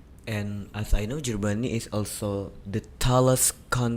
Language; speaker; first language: English; non-native, learner; Indonesian